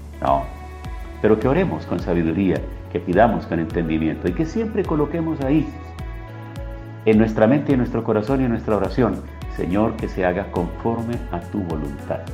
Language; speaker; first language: Spanish; native; Spanish